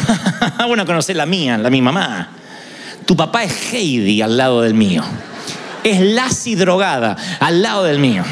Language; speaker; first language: Spanish; native; Spanish